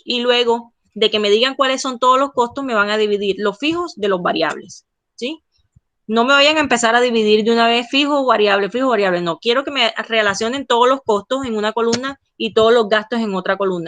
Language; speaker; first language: Spanish; native; Spanish